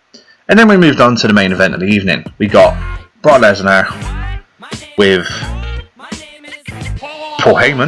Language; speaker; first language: English; native; English